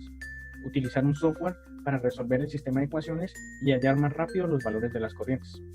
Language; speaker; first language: Spanish; native; Spanish